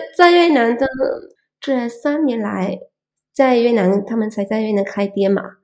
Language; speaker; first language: Chinese; non-native, fluent; Vietnamese